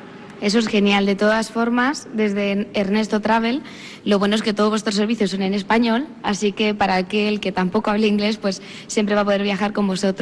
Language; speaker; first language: Spanish; native; Spanish